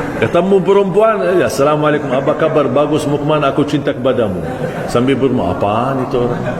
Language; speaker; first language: Malay; non-native, fluent; Arabic